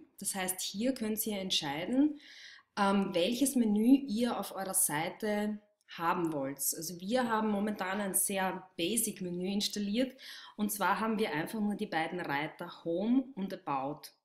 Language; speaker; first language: German; native; German